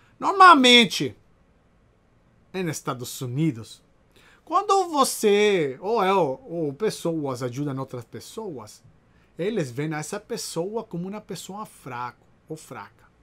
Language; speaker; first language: Portuguese; non-native, learner; Spanish